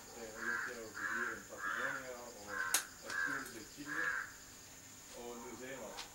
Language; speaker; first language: Spanish; non-native, learner; Dutch